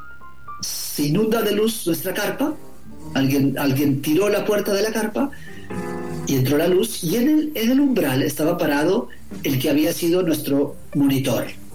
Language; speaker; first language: Spanish; native; Spanish